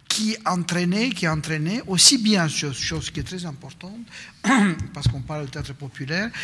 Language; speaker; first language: French; non-native, fluent; Romanian